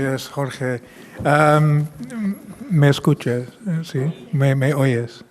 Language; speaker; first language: Spanish; non-native, fluent; English